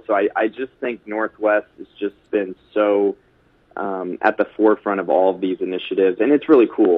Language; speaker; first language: English; native; English